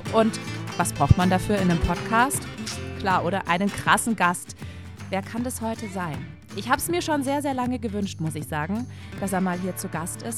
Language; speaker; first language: German; native; German